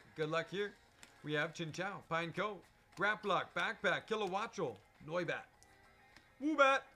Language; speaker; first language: English; native; English